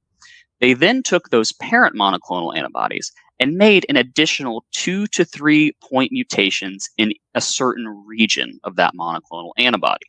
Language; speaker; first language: English; native; English